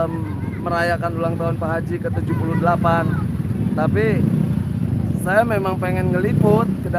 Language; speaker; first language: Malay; non-native, local second language; Sundanese